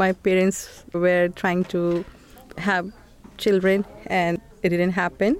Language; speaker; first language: English; non-native, local second language; Hindi